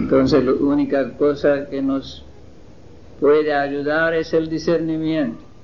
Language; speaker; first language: Spanish; non-native, fluent; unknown